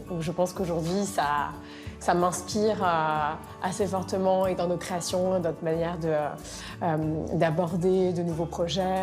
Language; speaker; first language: French; native; French